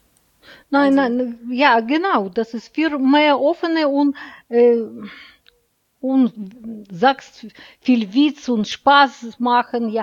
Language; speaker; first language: German; non-native, learner; Russian